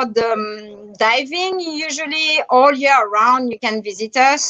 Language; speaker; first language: English; non-native, fluent; French